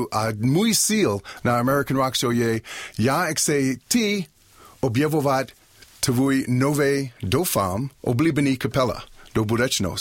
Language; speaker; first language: Czech; non-native, learner; English